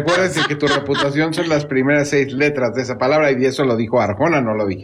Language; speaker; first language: Spanish; native; Spanish